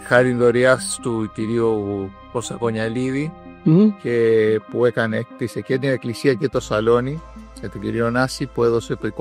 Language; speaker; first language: Greek; early bilingual, heritage; Greek